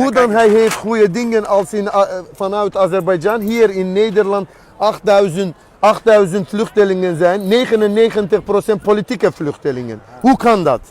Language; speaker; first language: Dutch; non-native, learner; Azerbaijani